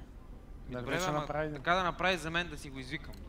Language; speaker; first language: Bulgarian; native; Bulgarian